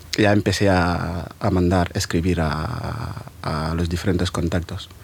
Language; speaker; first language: Spanish; non-native, fluent; Wolof